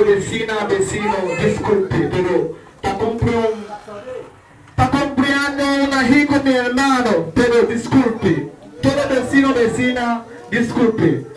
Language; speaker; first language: Spanish; non-native, learner; Haitian Creole